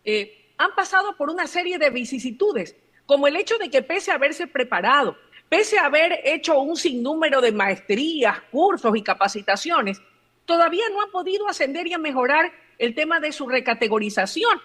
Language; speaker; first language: Spanish; native; Spanish